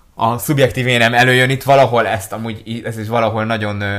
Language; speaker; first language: Hungarian; early bilingual, other home language; Hebrew